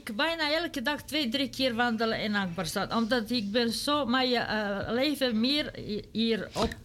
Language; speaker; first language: Dutch; non-native, learner; Serbian